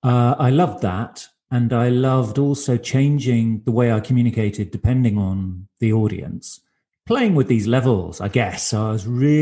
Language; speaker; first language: English; native; English